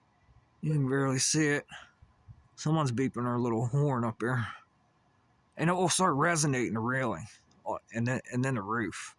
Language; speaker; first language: English; native; English